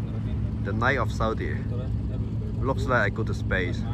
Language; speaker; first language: English; non-native, learner; Cantonese